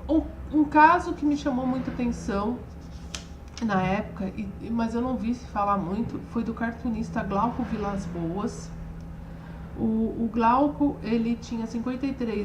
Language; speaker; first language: Portuguese; native; Portuguese